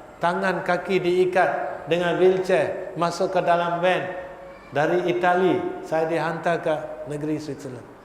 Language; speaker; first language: Malay; non-native, local second language; Tamil